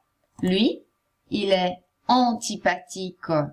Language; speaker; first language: French; non-native, fluent; Italian